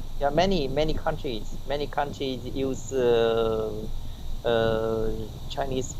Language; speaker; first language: English; non-native, learner; Vietnamese